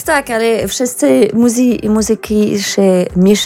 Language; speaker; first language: Polish; non-native, learner; French